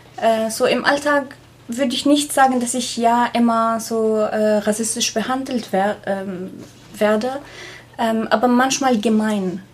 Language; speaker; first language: German; non-native, fluent; Arabic